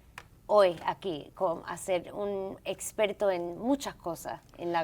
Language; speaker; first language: Spanish; early bilingual, heritage; English